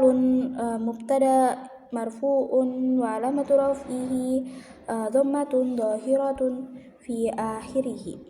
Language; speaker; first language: Arabic; non-native, learner; Indonesian